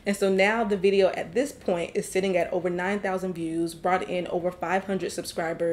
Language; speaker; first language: English; native; English